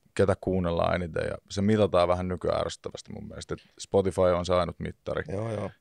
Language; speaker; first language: Finnish; native; Finnish